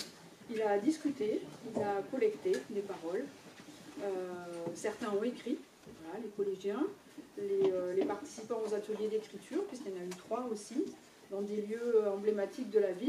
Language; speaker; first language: French; native; French